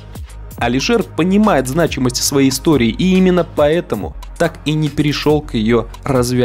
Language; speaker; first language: Russian; native; Russian